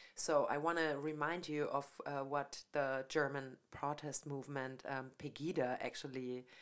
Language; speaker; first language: English; non-native, fluent; German